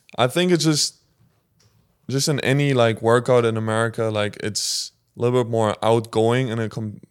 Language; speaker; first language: English; non-native, fluent; German